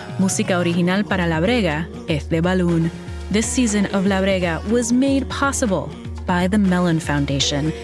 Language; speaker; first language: English; early bilingual, other home language; Spanish